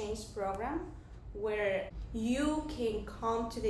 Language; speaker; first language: English; non-native, fluent; Spanish